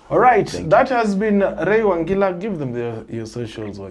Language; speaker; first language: English; non-native, local second language; Swahili